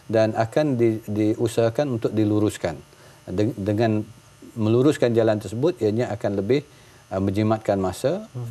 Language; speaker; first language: Malay; native; Malay